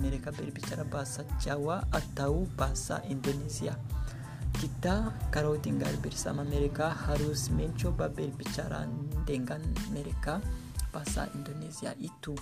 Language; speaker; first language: Indonesian; non-native, learner; Kinyarwanda